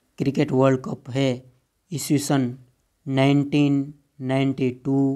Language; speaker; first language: Hindi; non-native, local second language; Gujarati